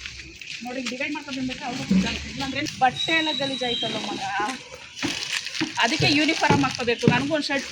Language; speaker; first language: Kannada; native; Kannada